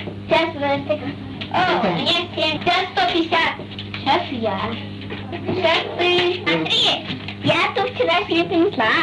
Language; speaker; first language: Russian; native; Russian